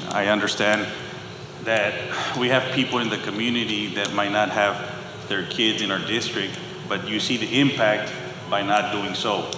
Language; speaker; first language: English; early bilingual, other home language; Spanish